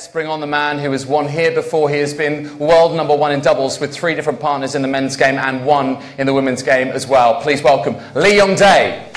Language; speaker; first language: English; native; English